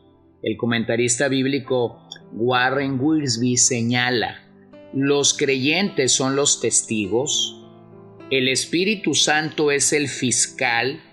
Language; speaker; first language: Spanish; native; Spanish